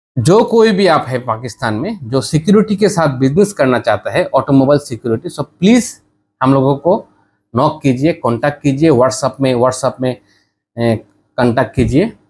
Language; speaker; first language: Hindi; non-native, learner; Bangla